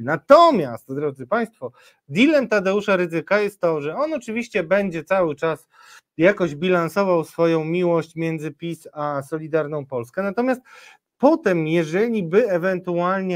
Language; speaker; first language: Polish; native; Polish